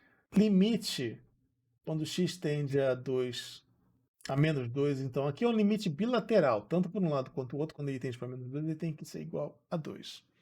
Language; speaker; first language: Portuguese; native; Portuguese